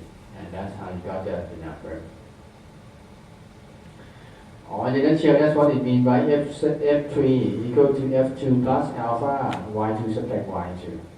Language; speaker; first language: English; non-native, fluent; Thai